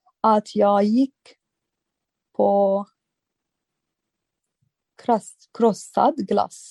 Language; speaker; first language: Swedish; non-native, fluent; Arabic